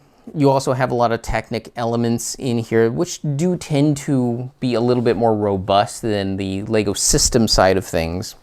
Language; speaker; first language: English; native; English